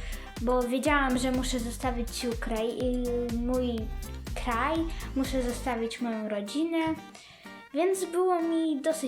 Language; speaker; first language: Polish; early bilingual, other home language; Ukrainian